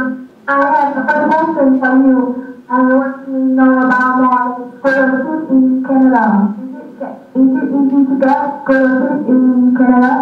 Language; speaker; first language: English; non-native, learner; Vietnamese